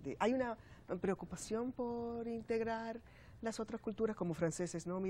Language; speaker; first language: Spanish; native; Spanish